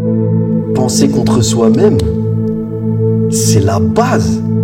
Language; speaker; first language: French; native; French